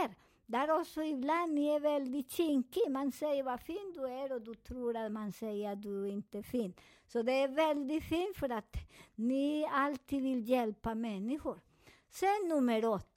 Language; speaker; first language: Swedish; non-native, fluent; Spanish